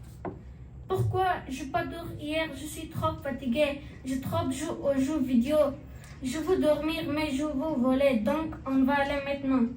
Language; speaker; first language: French; non-native, learner; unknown